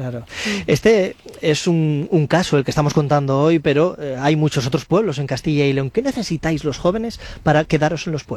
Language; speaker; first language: Spanish; native; Spanish